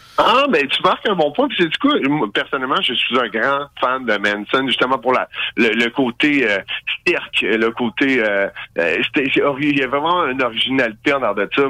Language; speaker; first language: French; native; French